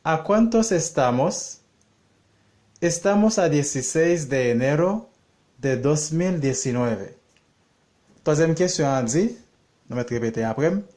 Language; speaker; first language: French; non-native, learner; Haitian Creole